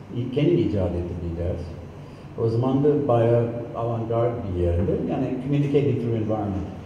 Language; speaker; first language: Turkish; non-native, fluent; English